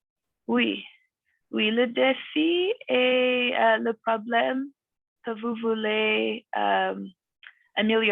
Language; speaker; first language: French; non-native, fluent; English